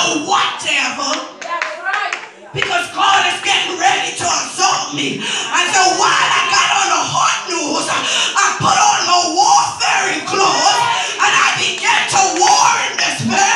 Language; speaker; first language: English; native; English